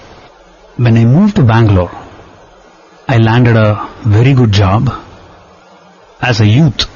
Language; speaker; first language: English; non-native, local second language; Tamil